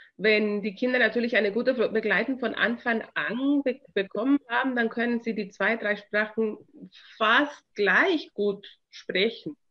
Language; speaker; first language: German; non-native, fluent; Spanish